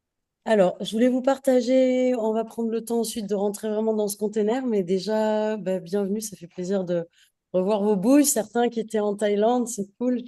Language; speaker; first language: French; native; French